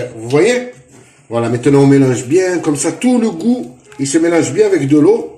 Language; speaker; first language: French; non-native, local second language; Arabic